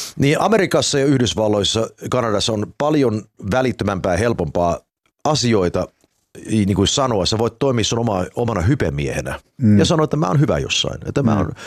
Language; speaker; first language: Finnish; early bilingual, heritage; Finnish